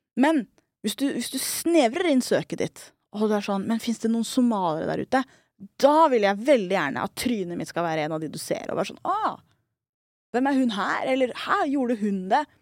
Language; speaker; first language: Norwegian; early bilingual, other home language; Somali